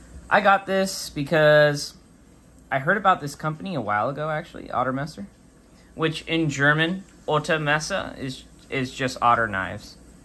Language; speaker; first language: English; native; English